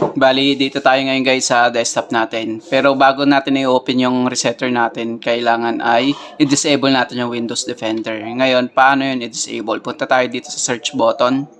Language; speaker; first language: Filipino; native; Filipino